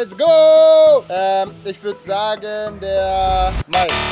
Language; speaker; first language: German; native; German